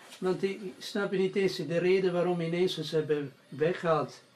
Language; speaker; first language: Dutch; non-native, fluent; Italian